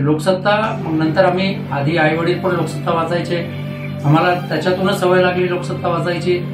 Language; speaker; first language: Marathi; non-native, local second language; Urdu